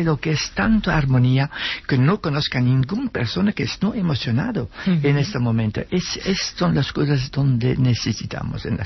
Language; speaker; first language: Spanish; non-native, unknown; Dutch